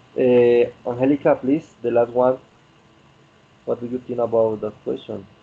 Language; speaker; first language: English; non-native, learner; Spanish